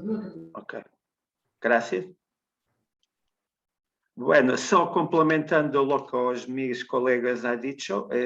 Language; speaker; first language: Spanish; non-native, learner; Portuguese